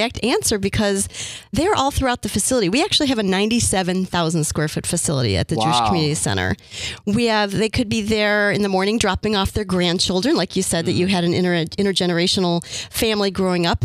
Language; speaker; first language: English; native; English